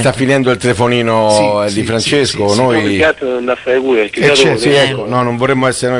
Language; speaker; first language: Italian; native; Italian